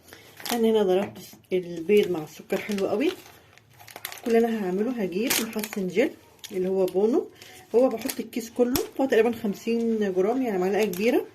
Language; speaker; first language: Arabic; native; Arabic